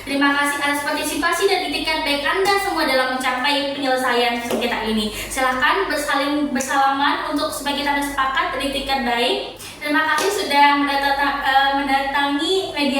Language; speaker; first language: Indonesian; native; Indonesian